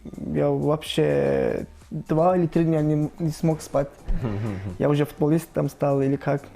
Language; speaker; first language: Russian; non-native, learner; Turkish